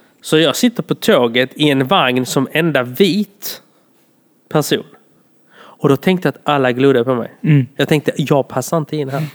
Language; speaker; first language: Swedish; early bilingual, other home language; Polish